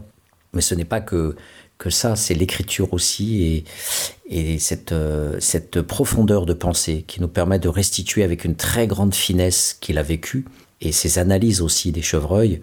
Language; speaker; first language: French; native; French